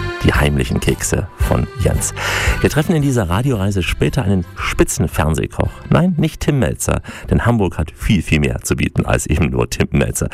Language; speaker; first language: German; native; German